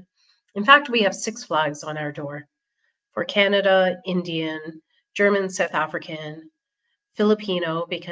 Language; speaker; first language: English; native; English